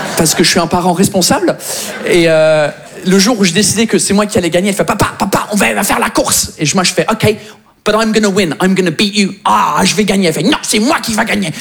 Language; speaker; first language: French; non-native, fluent; English